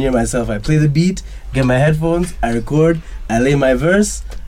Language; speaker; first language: English; non-native, local second language; Ganda